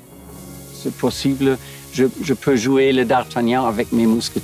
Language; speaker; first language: French; non-native, learner; German